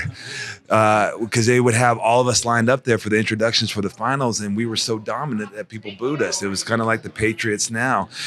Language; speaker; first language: English; native; English